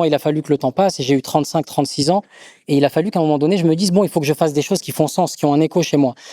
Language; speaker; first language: French; native; French